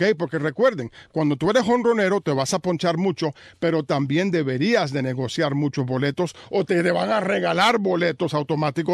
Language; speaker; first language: Spanish; native; Spanish